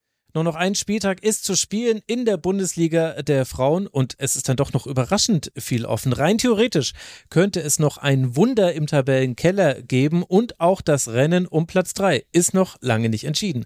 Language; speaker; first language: German; native; German